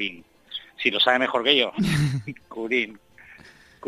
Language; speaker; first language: Spanish; native; Spanish